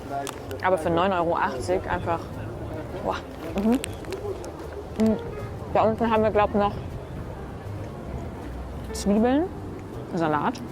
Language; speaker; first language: German; native; German